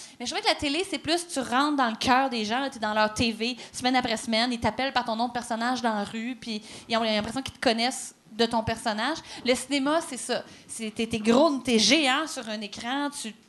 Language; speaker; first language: French; native; French